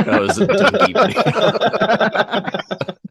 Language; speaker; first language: English; native; English